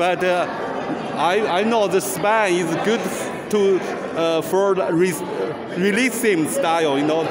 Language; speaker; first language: English; non-native, learner; Chinese